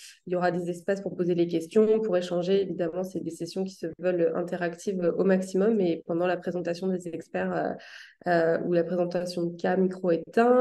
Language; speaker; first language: French; native; French